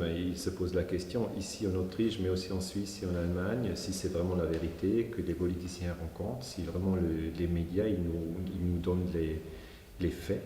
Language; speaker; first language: French; non-native, fluent; German